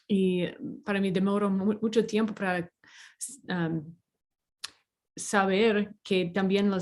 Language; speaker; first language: Spanish; non-native, fluent; English